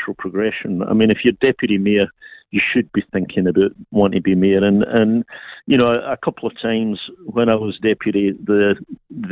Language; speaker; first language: English; native; English